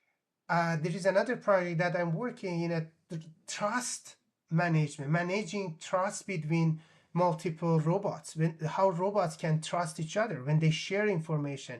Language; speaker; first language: English; non-native, fluent; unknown